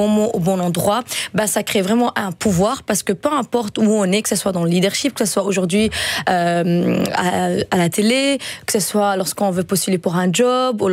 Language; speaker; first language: French; non-native, fluent; Dutch